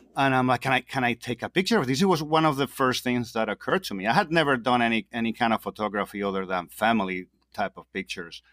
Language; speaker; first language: English; non-native, fluent; Spanish